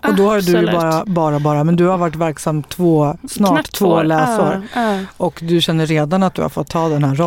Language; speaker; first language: Swedish; native; Swedish